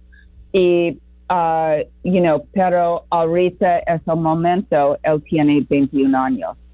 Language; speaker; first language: Spanish; non-native, fluent; English